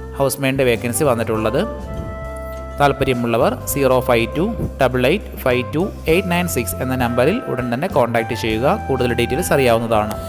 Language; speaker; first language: Malayalam; native; Malayalam